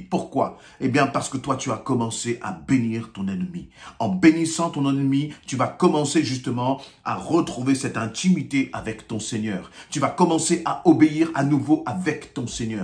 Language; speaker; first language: French; native; French